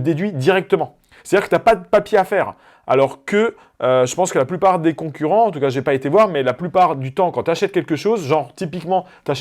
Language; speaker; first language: French; native; French